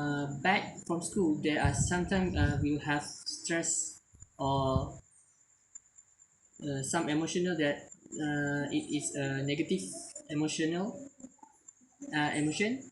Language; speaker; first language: English; non-native, learner; Malay